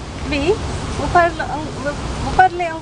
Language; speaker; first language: French; non-native, learner; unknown